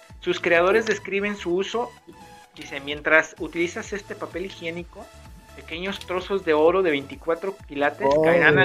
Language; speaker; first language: Spanish; native; Spanish